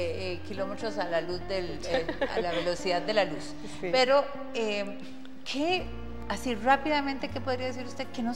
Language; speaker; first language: Spanish; native; Spanish